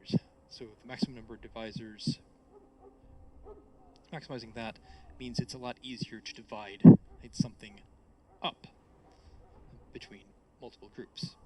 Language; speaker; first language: English; native; English